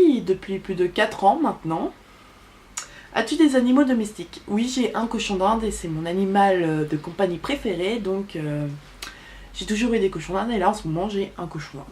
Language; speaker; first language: French; native; French